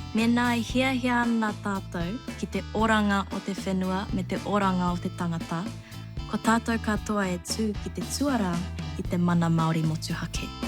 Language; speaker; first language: Māori; non-native, local second language; Chinese